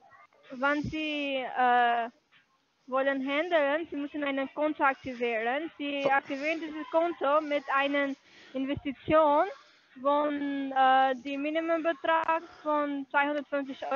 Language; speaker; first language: German; non-native, learner; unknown